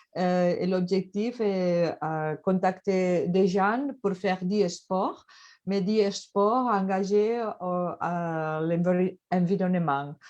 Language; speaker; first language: French; non-native, learner; Catalan